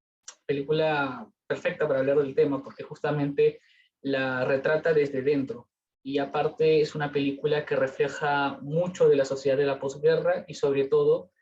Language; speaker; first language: Spanish; native; Spanish